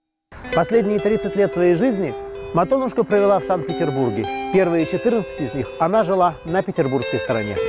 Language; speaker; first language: Russian; native; Russian